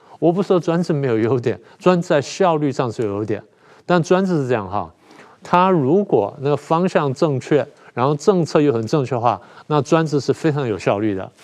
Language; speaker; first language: Chinese; native; Chinese